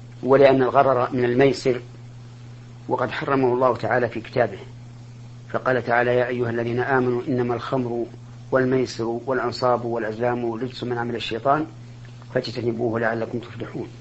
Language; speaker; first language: Arabic; native; Arabic